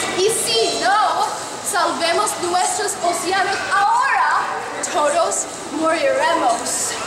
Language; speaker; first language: Spanish; non-native, learner; English